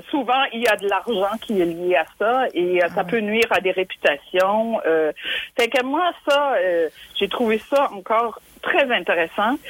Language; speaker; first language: French; non-native, fluent; German